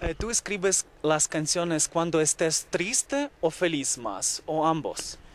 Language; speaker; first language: Spanish; non-native, fluent; Ukrainian